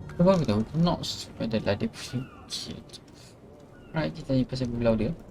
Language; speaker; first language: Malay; native; Malay